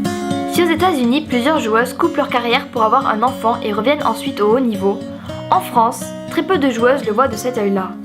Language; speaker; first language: French; native; French